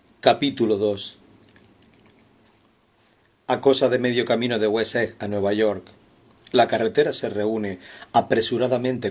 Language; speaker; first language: Spanish; native; Spanish